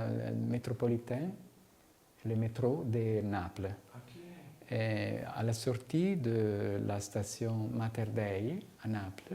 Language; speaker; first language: French; non-native, fluent; Italian